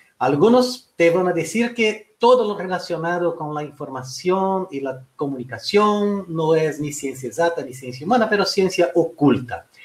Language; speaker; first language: Spanish; non-native, fluent; Portuguese